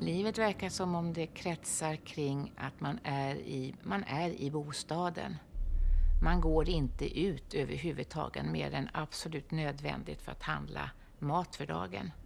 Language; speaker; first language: Swedish; native; Swedish